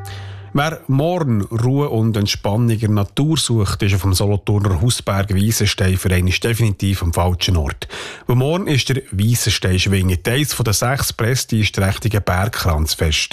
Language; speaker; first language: German; native; German